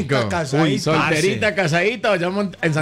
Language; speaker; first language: Spanish; native; Spanish